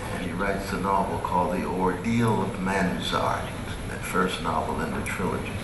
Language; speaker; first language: English; native; English